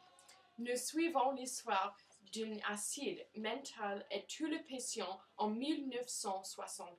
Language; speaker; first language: French; non-native, learner; English